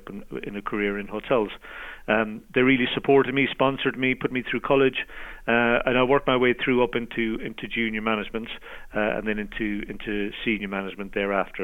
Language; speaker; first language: English; native; English